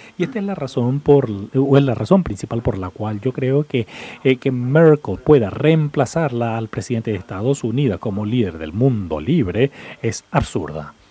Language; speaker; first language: Spanish; non-native, fluent; English